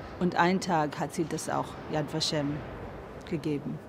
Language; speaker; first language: German; non-native, fluent; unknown